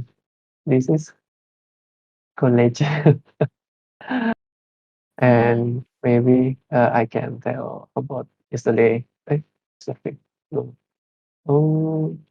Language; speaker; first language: English; non-native, learner; Indonesian